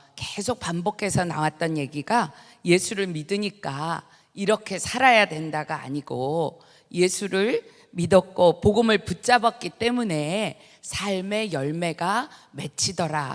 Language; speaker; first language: Korean; native; Korean